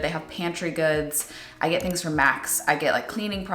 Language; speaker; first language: English; native; English